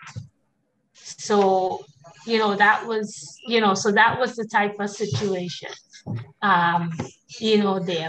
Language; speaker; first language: English; native; English